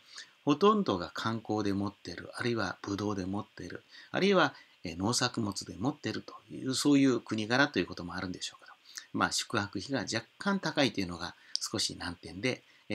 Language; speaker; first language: Japanese; native; Japanese